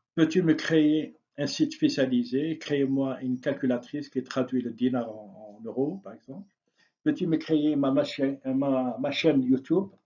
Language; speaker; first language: French; non-native, local second language; Arabic